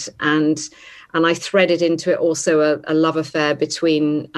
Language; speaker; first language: English; native; English